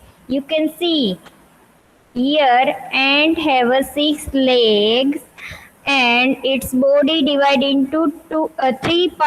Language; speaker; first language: English; non-native, local second language; Hindi